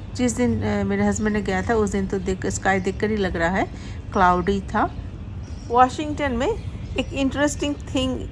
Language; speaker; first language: Hindi; non-native, local second language; Bangla